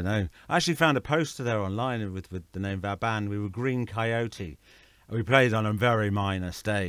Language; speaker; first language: English; native; English